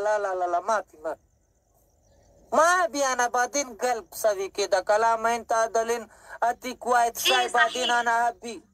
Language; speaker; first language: Arabic; non-native, learner; Pashto